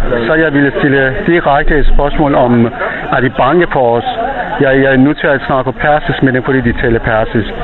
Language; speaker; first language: Danish; non-native, fluent; Persian